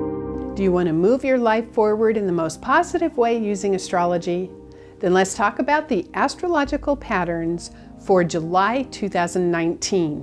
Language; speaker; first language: English; native; English